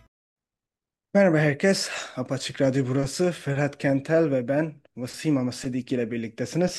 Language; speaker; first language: Turkish; non-native, fluent; Urdu